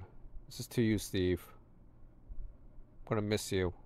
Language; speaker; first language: English; native; English